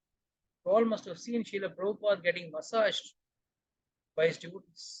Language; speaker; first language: English; non-native, local second language; Hindi